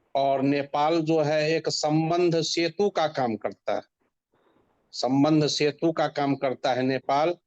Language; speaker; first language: Hindi; native; Hindi